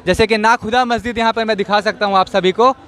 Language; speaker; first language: Hindi; native; Hindi